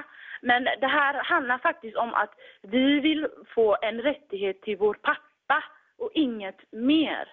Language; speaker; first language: Swedish; early bilingual, other home language; Tigrinya